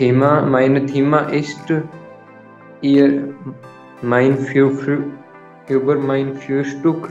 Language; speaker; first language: German; non-native, learner; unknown